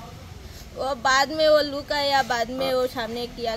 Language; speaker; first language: Hindi; non-native, local second language; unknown